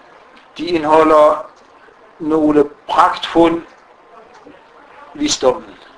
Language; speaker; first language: Danish; non-native, fluent; Arabic